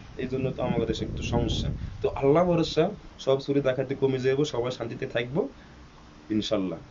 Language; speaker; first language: Bangla; non-native, fluent; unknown